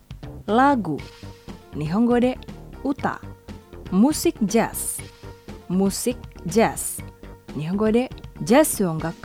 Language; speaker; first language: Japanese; non-native, fluent; Indonesian